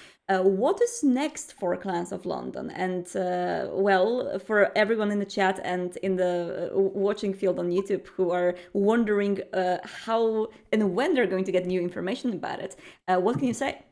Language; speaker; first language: English; non-native, fluent; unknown